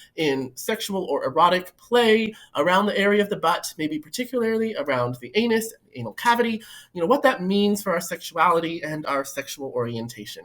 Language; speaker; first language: English; native; English